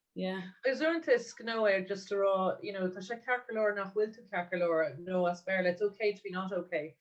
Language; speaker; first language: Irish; non-native, local second language; English